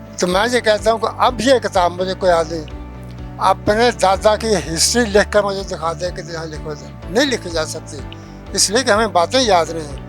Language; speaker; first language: Urdu; non-native, local second language; Punjabi